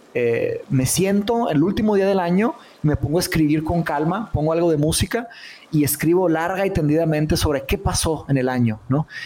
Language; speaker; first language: Spanish; early bilingual, other home language; Portuguese